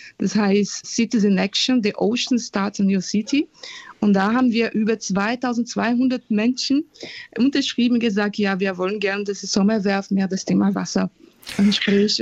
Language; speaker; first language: German; non-native, fluent; Portuguese